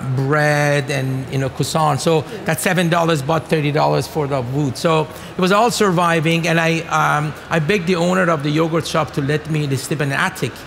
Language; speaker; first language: English; non-native, fluent; Persian